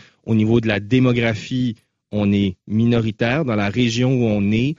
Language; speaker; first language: French; native; French